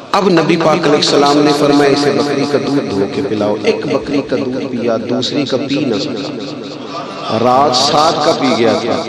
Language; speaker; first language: Urdu; non-native, local second language; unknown